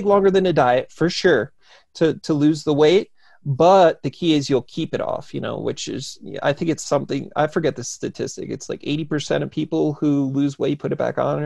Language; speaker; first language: English; native; English